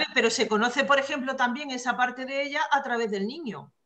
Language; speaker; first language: Spanish; native; Spanish